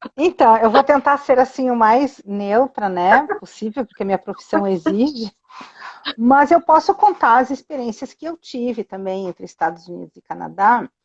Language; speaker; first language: Portuguese; native; Portuguese